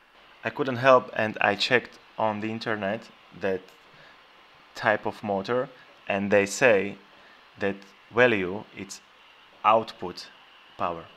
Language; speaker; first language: English; non-native, fluent; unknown